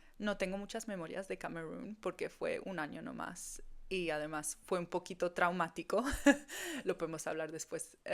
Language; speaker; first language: Spanish; early bilingual, heritage; Spanish